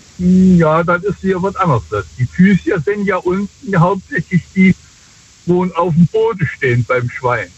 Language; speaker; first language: German; native; German